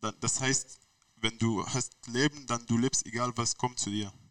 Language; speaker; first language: German; non-native, learner; Arabic